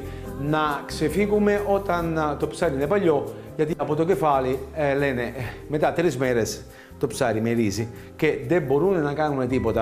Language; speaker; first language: Greek; non-native, learner; Italian